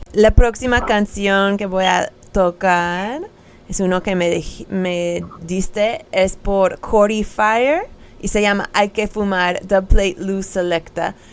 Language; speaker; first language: Spanish; non-native, fluent; English